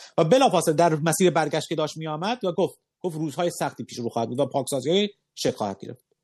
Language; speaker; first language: Persian; native; Persian